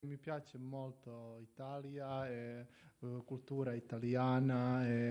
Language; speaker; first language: Italian; non-native, learner; Serbian